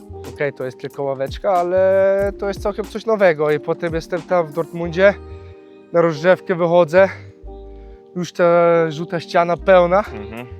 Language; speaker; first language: Polish; early bilingual, heritage; Polish